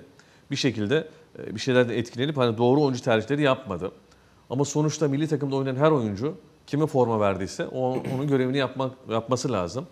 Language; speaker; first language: Turkish; native; Turkish